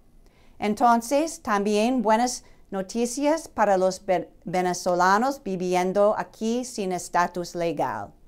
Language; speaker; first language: Spanish; non-native, fluent; English